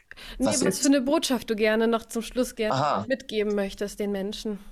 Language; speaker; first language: German; native; German